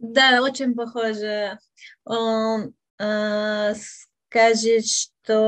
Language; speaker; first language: Russian; non-native, learner; Bulgarian